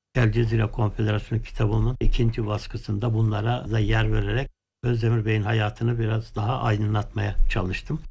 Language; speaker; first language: Turkish; native; Turkish